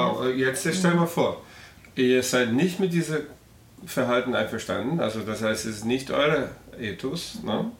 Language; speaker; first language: German; non-native, fluent; Portuguese